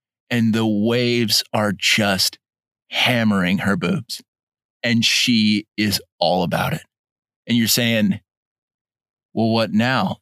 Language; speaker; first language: English; native; English